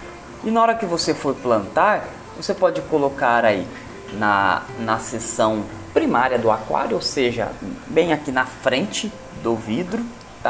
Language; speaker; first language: Portuguese; native; Portuguese